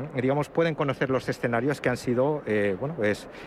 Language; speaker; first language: Spanish; early bilingual, other home language; Japanese